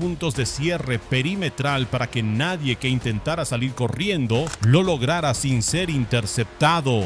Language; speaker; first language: Spanish; native; Spanish